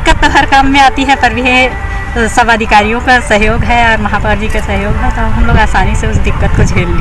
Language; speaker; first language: Hindi; non-native, local second language; Chhattisgarhi